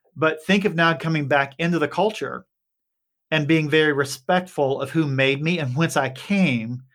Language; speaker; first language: English; native; English